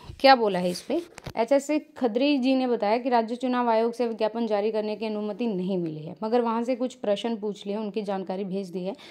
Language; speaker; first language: Hindi; native; Hindi